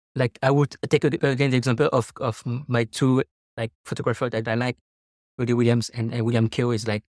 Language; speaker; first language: English; non-native, fluent; French